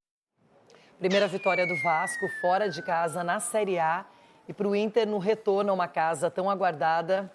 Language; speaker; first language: Portuguese; native; Portuguese